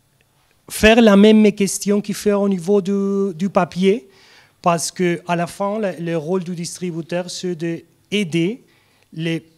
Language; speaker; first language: French; non-native, fluent; Spanish